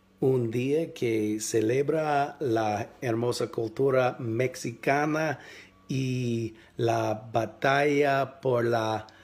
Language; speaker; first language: Spanish; non-native, learner; English